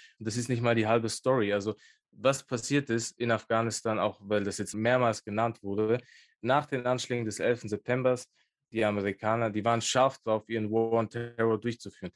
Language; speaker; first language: German; early bilingual, other home language; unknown